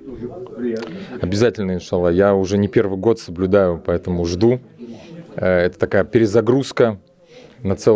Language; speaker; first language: Russian; native; Russian